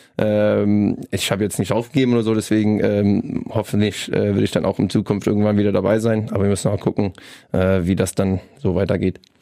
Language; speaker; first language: German; non-native, fluent; English